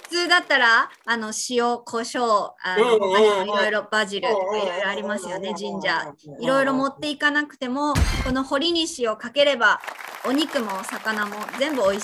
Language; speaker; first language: Japanese; native; Japanese